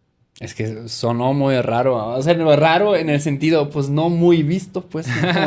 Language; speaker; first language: Spanish; native; Spanish